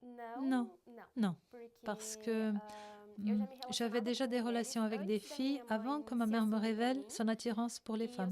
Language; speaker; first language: French; non-native, fluent; Portuguese